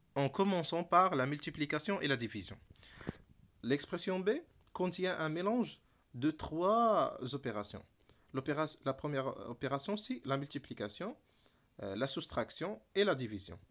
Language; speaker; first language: French; non-native, local second language; Arabic